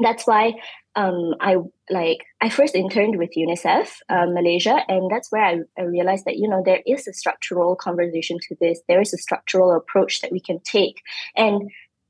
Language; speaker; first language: English; non-native, local second language; Malay